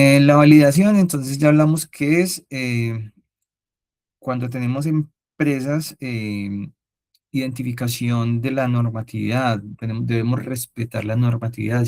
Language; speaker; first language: Spanish; native; Spanish